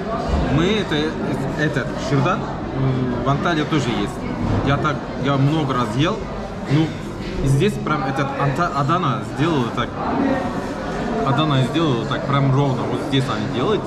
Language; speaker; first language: Russian; non-native, learner; Turkish